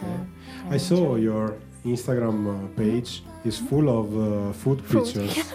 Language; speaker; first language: English; non-native, learner; Italian